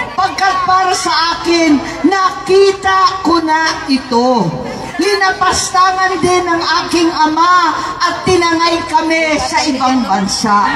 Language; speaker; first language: Filipino; non-native, local second language; Cebuano